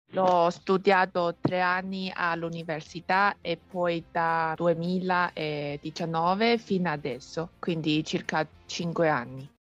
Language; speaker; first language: Italian; non-native, fluent; Chinese